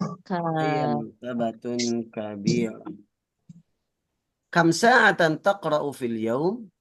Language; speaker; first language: Arabic; non-native, fluent; Indonesian